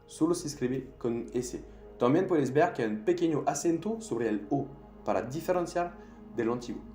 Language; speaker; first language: Spanish; non-native, fluent; French